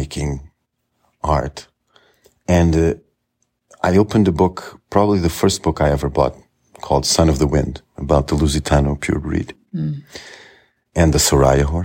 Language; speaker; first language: English; non-native, fluent; Portuguese